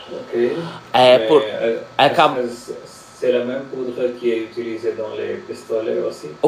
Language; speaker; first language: French; non-native, fluent; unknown